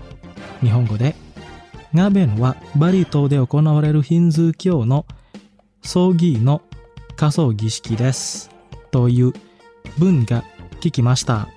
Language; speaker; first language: Japanese; non-native, fluent; Indonesian